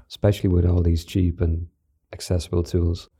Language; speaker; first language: English; native; English